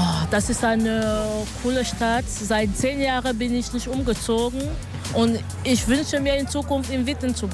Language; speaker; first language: German; non-native, learner; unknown